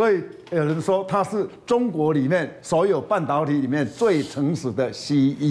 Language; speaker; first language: Chinese; native; Chinese